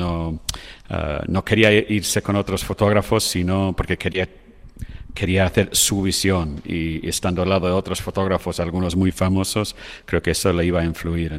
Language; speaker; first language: Spanish; non-native, fluent; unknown